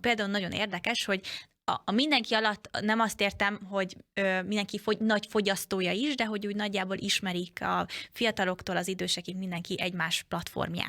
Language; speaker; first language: Hungarian; native; Hungarian